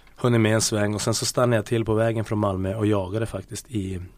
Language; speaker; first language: Swedish; native; Swedish